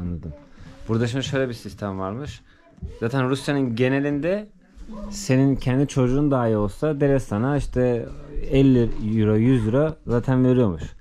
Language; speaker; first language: Turkish; native; Turkish